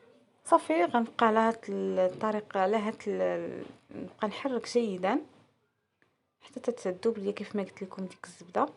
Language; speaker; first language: Arabic; native; Arabic